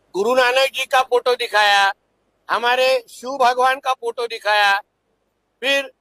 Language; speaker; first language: Hindi; non-native, local second language; Marathi